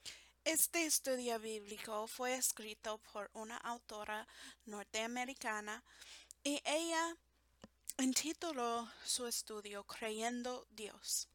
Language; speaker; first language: Spanish; non-native, fluent; English